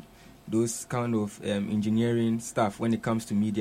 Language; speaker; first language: English; non-native, local second language; Akan